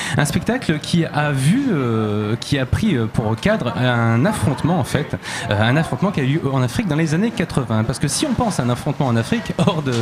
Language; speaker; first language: French; native; French